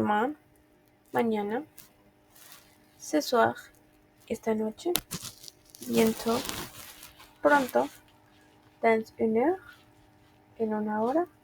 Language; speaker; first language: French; non-native, fluent; Spanish